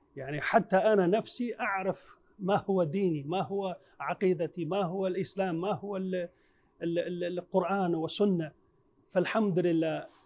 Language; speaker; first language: Arabic; non-native, fluent; Chinese